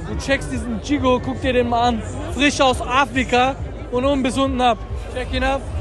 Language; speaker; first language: German; native; German